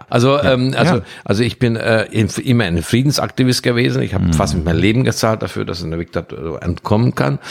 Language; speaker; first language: German; non-native, fluent; Hungarian